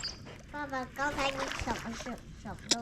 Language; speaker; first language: Chinese; early bilingual, heritage; Chinese